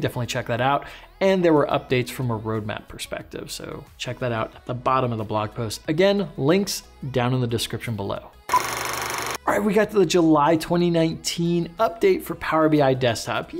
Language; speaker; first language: English; native; English